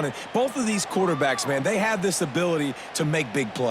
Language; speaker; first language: English; native; English